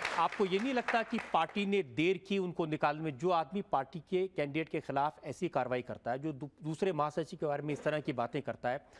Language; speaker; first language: Hindi; native; Hindi